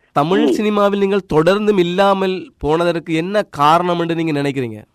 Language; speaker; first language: Tamil; native; Tamil